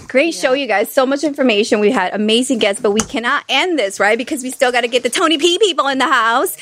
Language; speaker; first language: English; non-native, fluent; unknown